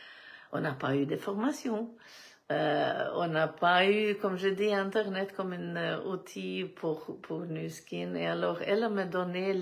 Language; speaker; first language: French; non-native, fluent; Swedish